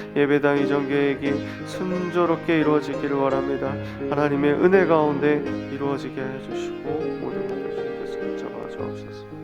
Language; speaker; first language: Korean; native; Korean